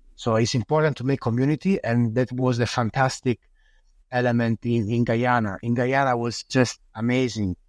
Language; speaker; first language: English; non-native, fluent; Italian